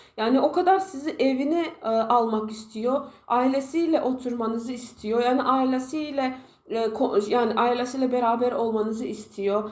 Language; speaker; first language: Turkish; non-native, fluent; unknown